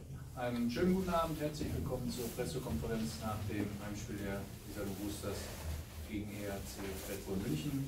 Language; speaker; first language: German; native; German